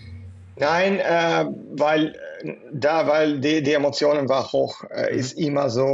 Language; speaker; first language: German; non-native, fluent; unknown